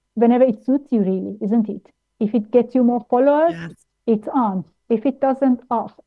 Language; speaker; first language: English; non-native, fluent; German